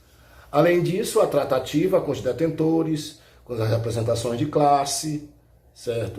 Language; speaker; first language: Portuguese; native; Portuguese